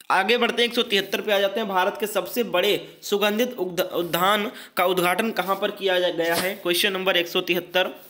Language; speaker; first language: Hindi; native; Hindi